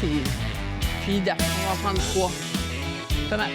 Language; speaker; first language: French; native; French